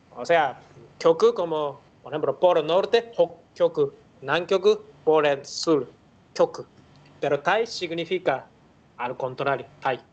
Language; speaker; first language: Spanish; non-native, learner; Japanese